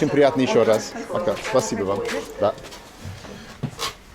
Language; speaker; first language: Russian; non-native, learner; English